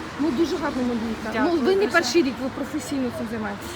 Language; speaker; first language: Ukrainian; native; Ukrainian